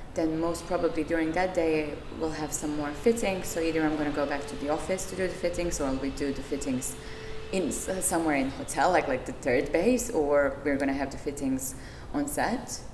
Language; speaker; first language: English; non-native, fluent; Serbian